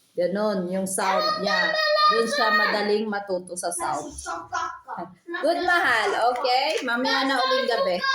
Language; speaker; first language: Filipino; native; Filipino